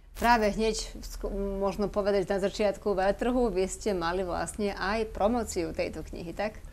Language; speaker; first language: Slovak; native; Slovak